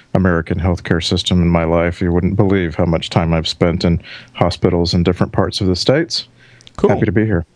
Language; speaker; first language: English; native; English